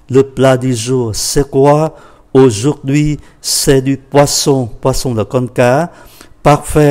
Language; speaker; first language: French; non-native, fluent; Vietnamese